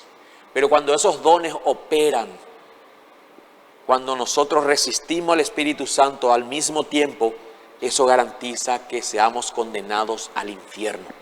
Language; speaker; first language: Spanish; native; Spanish